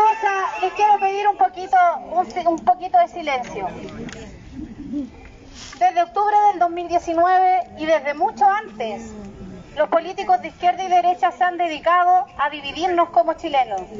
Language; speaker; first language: Spanish; native; Spanish